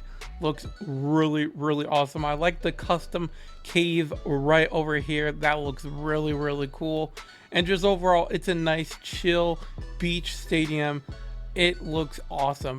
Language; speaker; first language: English; native; English